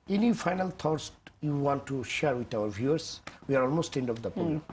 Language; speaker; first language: English; non-native, local second language; Bangla